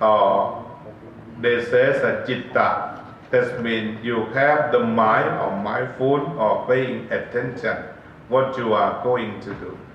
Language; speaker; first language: English; non-native, learner; Thai